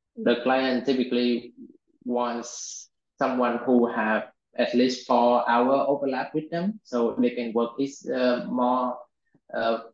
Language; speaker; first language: English; non-native, fluent; Vietnamese